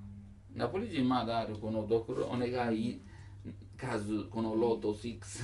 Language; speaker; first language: Japanese; non-native, learner; Italian